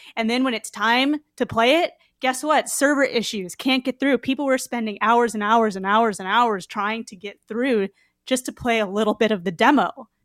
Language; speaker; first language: English; native; English